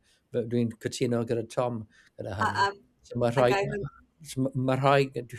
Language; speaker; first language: Welsh; non-native, learner; English